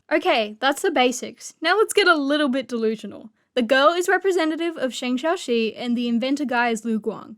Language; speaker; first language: English; native; English